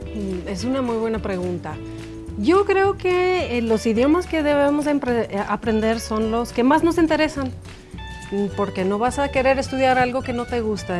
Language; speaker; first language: Spanish; non-native, fluent; English